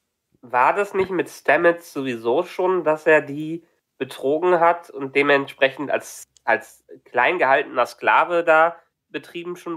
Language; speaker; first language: German; native; German